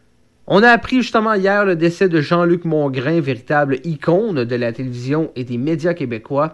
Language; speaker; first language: French; native; French